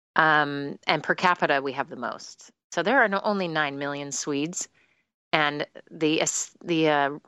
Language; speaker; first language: English; native; English